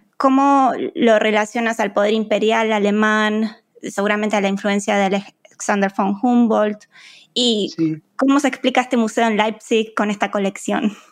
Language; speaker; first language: Spanish; native; Spanish